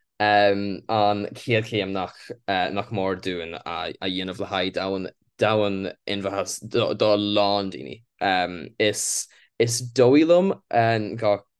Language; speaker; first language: Irish; non-native, local second language; English